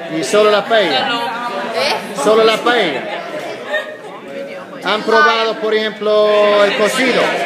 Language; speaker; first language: Spanish; non-native, fluent; English